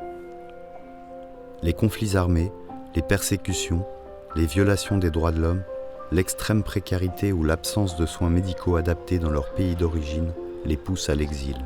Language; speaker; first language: French; native; French